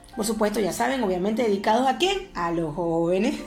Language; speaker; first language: Spanish; native; Spanish